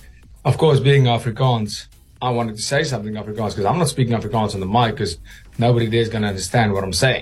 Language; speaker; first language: English; non-native, local second language; Afrikaans